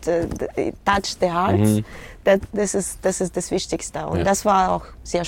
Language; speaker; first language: German; non-native, learner; Russian